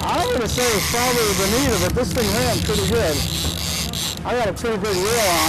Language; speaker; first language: English; native; English